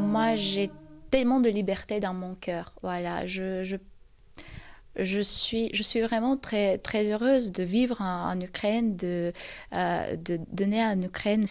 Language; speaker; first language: French; non-native, fluent; Ukrainian